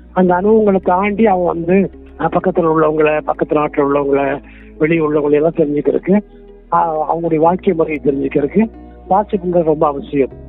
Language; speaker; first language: Tamil; non-native, local second language; Kannada